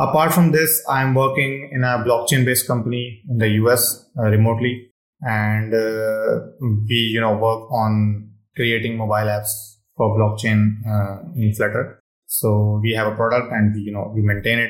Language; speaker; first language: English; non-native, local second language; Urdu